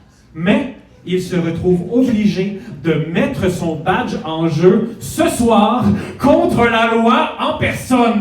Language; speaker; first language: French; native; French